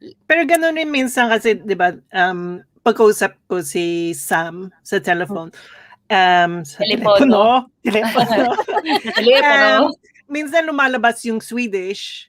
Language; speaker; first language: Filipino; early bilingual, heritage; Swedish